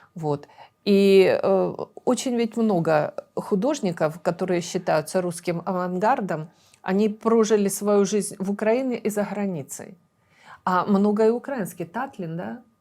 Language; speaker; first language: Russian; native; Russian